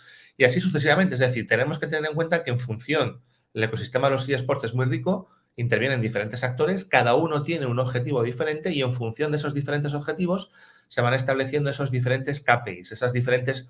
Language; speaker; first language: Spanish; native; Spanish